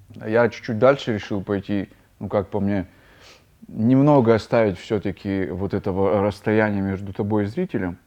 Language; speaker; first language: Russian; native; Russian